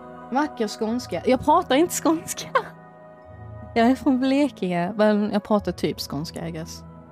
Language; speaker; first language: Swedish; native; Swedish